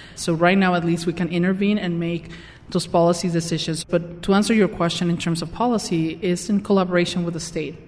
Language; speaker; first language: English; non-native, fluent; Spanish